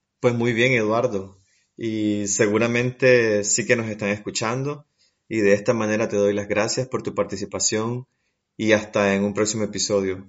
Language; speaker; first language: Spanish; native; Spanish